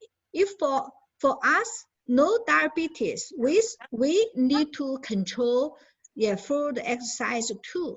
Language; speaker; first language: English; non-native, learner; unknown